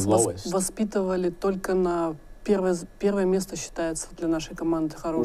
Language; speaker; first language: Russian; native; Russian